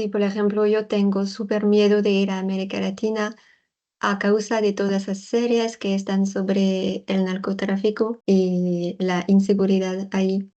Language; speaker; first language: Spanish; non-native, fluent; French